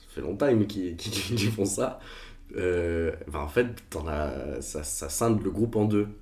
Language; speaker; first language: French; non-native, fluent; Portuguese